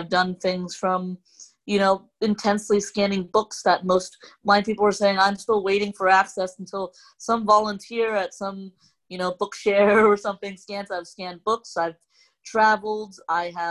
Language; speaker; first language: English; non-native, local second language; Cantonese